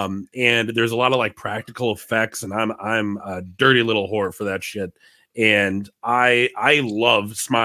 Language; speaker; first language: English; native; English